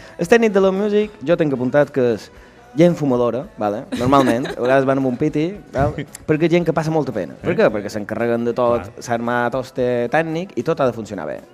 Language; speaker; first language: Catalan; native; Catalan